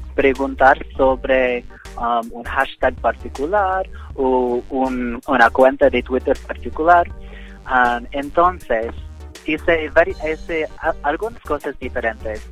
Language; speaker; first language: Spanish; non-native, fluent; English